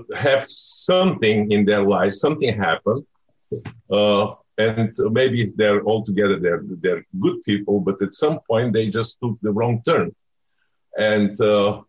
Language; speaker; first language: English; non-native, fluent; Bulgarian